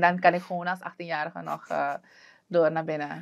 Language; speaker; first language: Dutch; native; Dutch